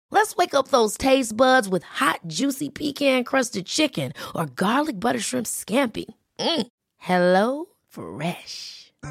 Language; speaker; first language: French; non-native, fluent; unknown